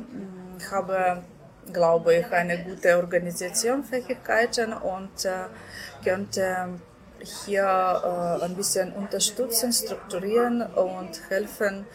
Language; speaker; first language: German; non-native, learner; Ukrainian